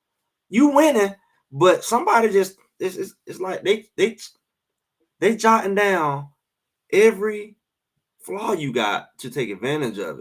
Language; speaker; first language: English; native; English